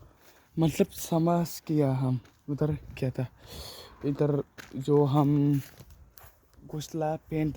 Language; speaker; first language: Hindi; non-native, local second language; Bodo